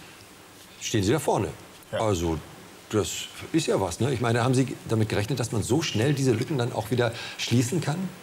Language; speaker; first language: German; native; German